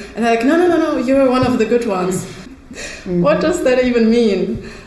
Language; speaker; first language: English; early bilingual, other home language; Russian